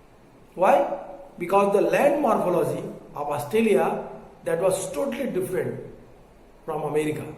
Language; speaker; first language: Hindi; native; Hindi